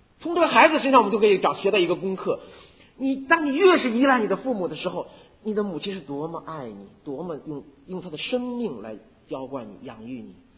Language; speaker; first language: Chinese; native; Chinese